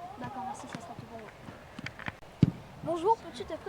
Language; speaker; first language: French; native; French